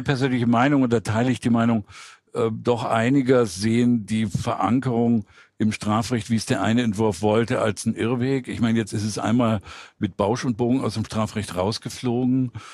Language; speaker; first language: German; native; German